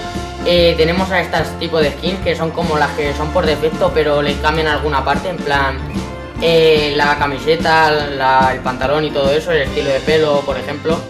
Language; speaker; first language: Spanish; native; Spanish